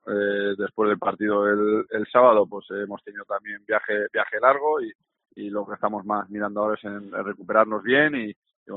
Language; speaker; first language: Spanish; native; Spanish